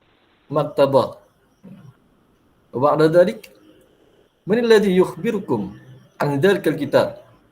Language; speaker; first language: Arabic; non-native, fluent; Malay